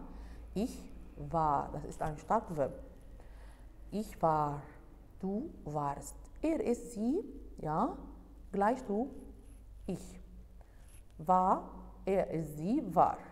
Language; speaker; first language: German; non-native, fluent; Arabic